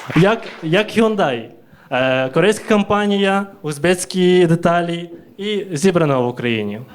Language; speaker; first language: Ukrainian; early bilingual, other home language; Russian